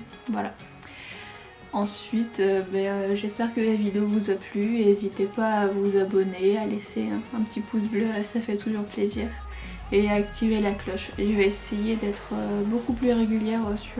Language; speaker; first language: French; native; French